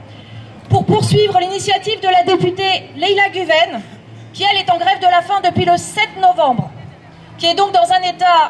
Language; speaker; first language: French; native; French